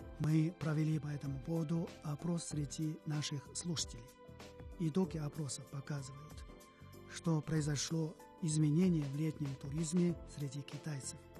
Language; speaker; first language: Russian; non-native, fluent; Chinese